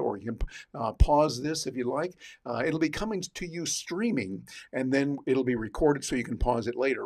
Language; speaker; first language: English; native; English